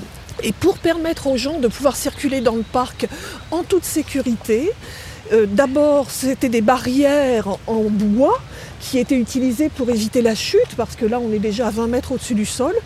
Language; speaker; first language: French; native; French